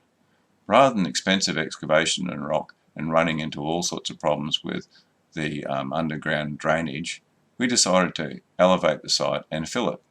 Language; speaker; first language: English; native; English